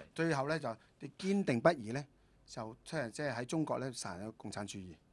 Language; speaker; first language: Cantonese; native; Cantonese